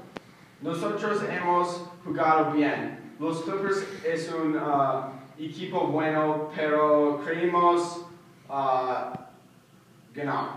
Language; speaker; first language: Spanish; non-native, learner; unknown